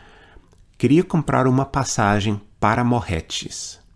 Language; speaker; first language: Portuguese; non-native, fluent; English